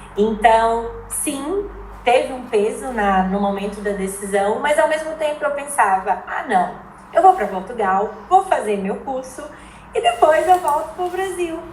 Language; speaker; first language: Portuguese; native; Portuguese